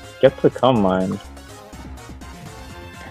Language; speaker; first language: English; native; English